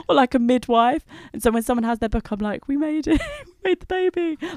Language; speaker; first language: English; native; English